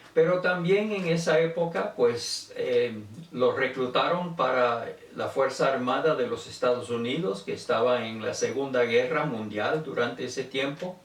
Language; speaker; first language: Spanish; native; Spanish